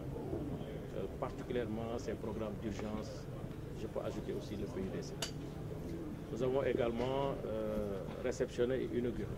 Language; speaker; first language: French; non-native, local second language; Wolof